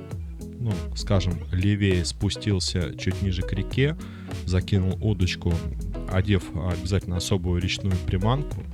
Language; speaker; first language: Russian; native; Russian